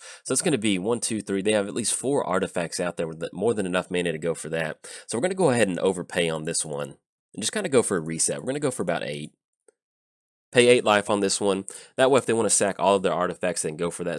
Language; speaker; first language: English; native; English